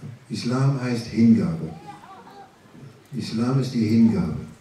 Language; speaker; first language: German; native; German